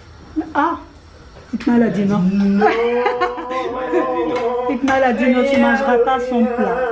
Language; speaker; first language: French; native; French